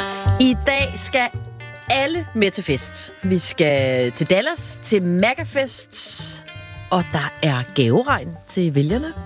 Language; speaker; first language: Danish; native; Danish